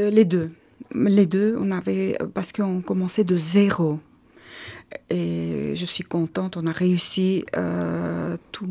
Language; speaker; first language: French; non-native, learner; Armenian